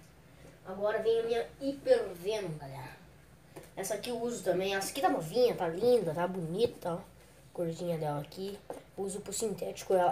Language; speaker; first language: Portuguese; native; Portuguese